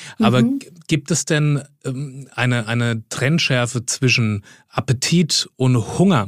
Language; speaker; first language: German; native; German